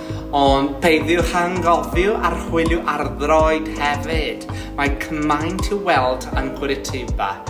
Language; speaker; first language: Welsh; non-native, learner; Portuguese